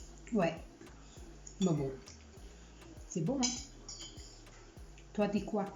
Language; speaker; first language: French; non-native, learner; Portuguese